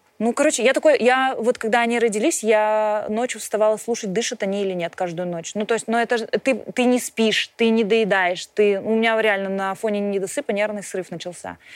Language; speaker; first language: Russian; native; Russian